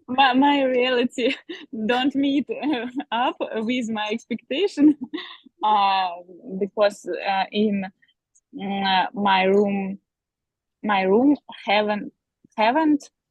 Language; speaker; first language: English; non-native, learner; Russian